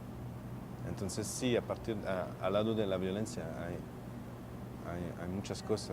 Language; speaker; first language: Spanish; non-native, fluent; French